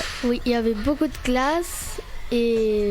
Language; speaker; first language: French; native; French